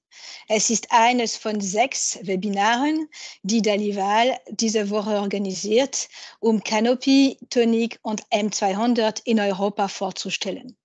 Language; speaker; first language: German; non-native, fluent; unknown